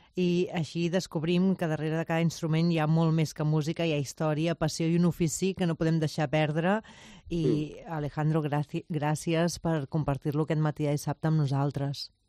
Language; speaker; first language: Catalan; non-native, local second language; Spanish